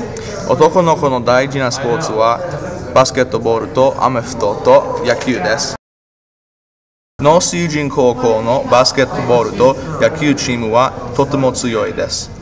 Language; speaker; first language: Japanese; non-native, learner; English